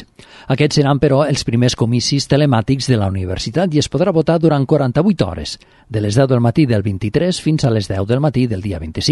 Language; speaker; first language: Catalan; native; Catalan